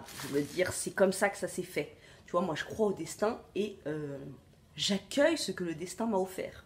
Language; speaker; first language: French; native; French